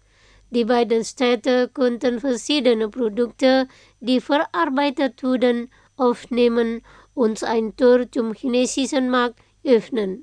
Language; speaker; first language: German; non-native, fluent; Indonesian